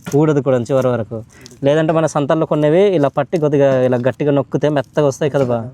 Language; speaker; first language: Telugu; non-native, local second language; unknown